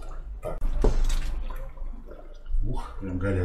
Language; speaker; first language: Russian; native; Russian